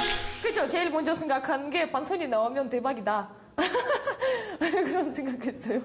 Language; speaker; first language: Korean; non-native, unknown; Russian